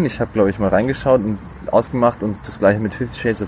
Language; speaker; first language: German; native; German